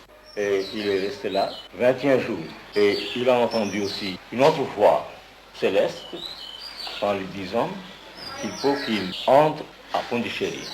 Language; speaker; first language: French; non-native, fluent; Bangla